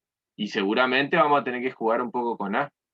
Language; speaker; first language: Spanish; native; Spanish